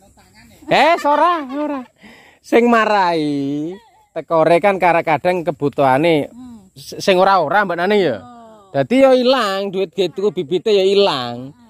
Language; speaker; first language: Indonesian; non-native, local second language; Javanese